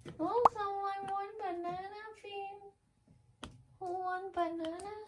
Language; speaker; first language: English; non-native, learner; Thai